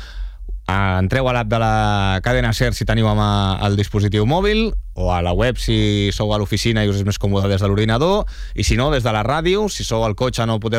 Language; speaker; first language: Catalan; native; Catalan